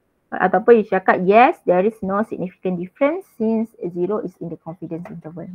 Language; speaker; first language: English; non-native, local second language; Malay